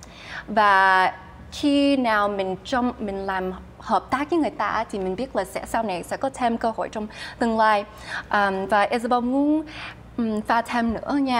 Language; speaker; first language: Vietnamese; early bilingual, heritage; Vietnamese